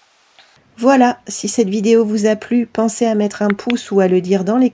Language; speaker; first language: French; native; French